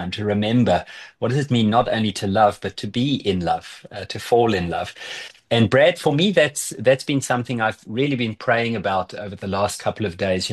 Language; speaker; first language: English; native; English